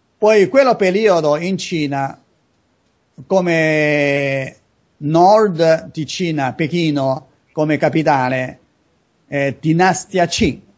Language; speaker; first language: Italian; non-native, learner; Chinese